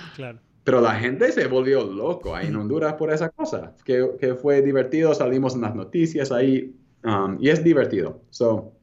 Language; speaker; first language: Spanish; non-native, fluent; English